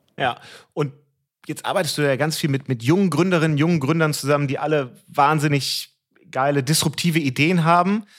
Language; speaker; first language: German; native; German